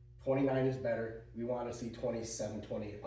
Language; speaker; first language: English; native; English